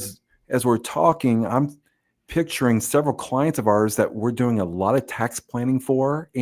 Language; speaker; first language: English; native; English